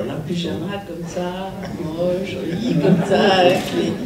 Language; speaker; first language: French; non-native, fluent; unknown